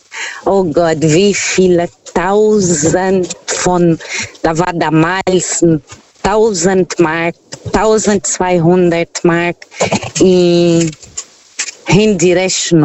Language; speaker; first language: German; non-native, fluent; Portuguese